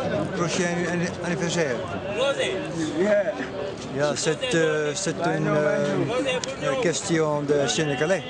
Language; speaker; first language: French; non-native, learner; Dutch